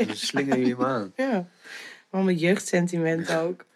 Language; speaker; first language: Dutch; native; Dutch